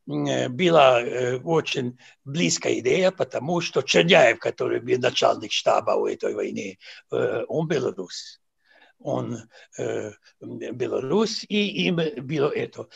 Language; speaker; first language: Russian; non-native, fluent; Serbian